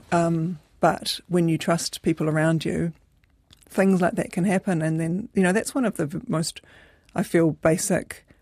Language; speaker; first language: English; native; English